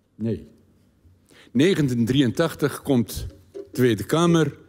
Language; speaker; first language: Dutch; non-native, learner; Turkish